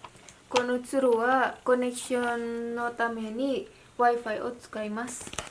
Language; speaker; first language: Japanese; non-native, learner; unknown